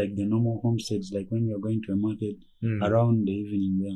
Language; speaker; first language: English; non-native, local second language; Ganda